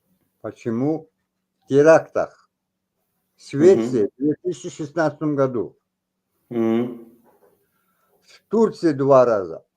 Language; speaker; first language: Russian; non-native, local second language; Tajik